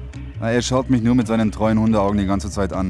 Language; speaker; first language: German; native; German